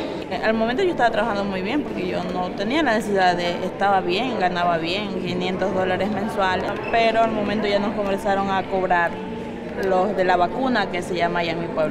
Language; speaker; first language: Spanish; native; Spanish